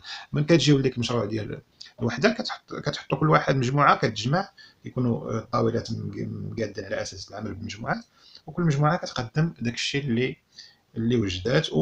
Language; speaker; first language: Arabic; native; Arabic